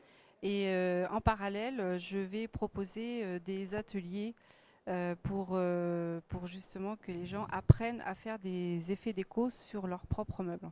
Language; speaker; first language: French; native; French